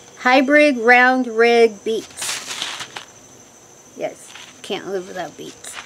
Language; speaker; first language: English; native; English